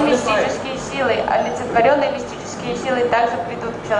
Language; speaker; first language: Russian; native; Russian